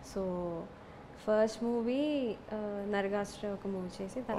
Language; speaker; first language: Telugu; non-native, learner; Malayalam